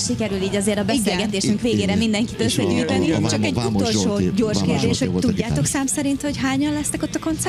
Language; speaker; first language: Hungarian; native; Hungarian